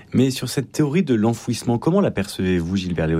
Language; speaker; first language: French; native; French